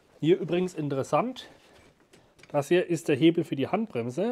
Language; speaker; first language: German; native; German